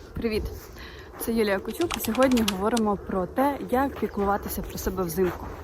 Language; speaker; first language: Ukrainian; native; Ukrainian